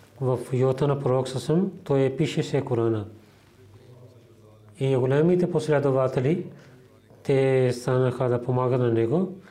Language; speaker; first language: Bulgarian; non-native, fluent; Urdu